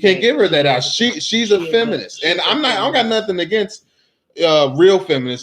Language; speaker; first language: English; native; English